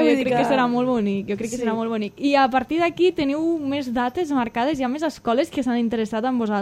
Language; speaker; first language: Catalan; native; Catalan